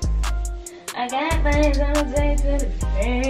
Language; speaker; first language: English; native; English